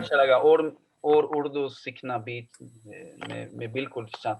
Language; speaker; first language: Hindi; non-native, learner; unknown